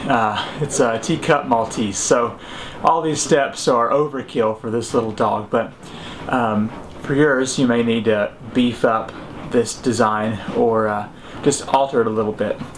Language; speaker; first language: English; native; English